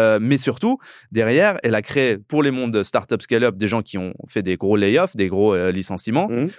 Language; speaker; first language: French; early bilingual, other home language; Persian